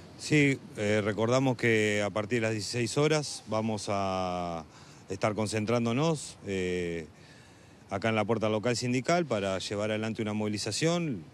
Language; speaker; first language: Spanish; native; Spanish